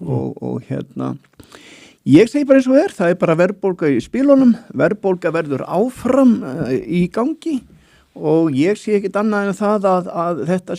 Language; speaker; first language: Icelandic; native; Icelandic